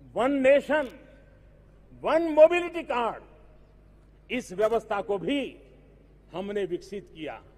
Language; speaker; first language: Hindi; non-native, local second language; Gujarati